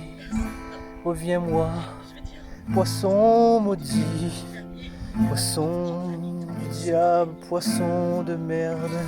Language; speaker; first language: French; native; French